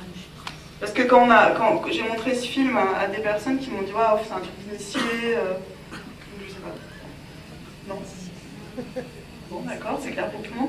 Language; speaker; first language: French; native; French